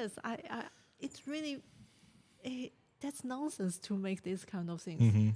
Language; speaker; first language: English; non-native, learner; Chinese